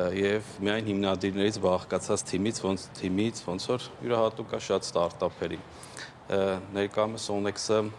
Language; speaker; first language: Armenian; native; Armenian